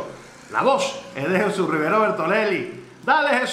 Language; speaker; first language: Spanish; native; Spanish